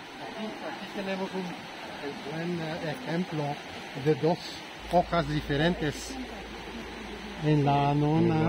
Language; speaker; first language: Spanish; non-native, fluent; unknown